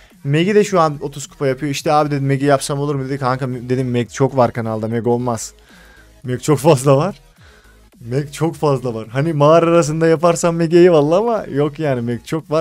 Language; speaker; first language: Turkish; native; Turkish